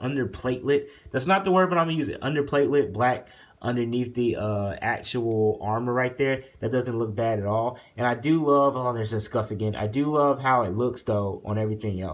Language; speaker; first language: English; native; English